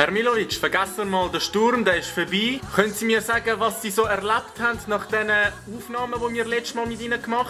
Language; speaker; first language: German; native; German